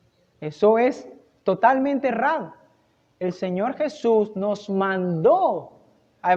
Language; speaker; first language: Spanish; native; Spanish